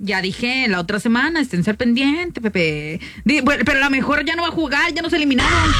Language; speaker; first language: Spanish; native; Spanish